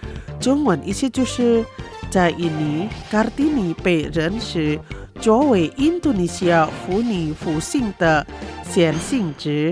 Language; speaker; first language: Chinese; non-native, fluent; Indonesian